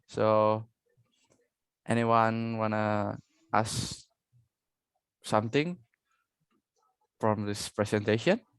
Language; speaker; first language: English; non-native, learner; Indonesian